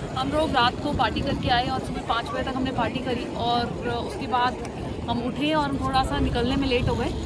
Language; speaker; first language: Hindi; native; Hindi